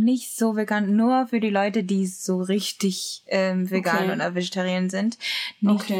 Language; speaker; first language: German; non-native, learner; Japanese